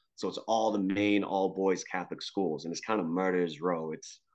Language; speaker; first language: English; native; English